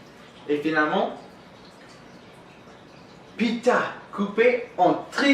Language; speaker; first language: French; non-native, learner; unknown